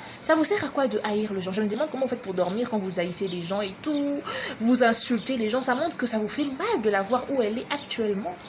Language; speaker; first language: French; non-native, local second language; Lingala